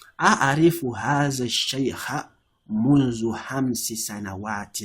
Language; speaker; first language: Arabic; non-native, fluent; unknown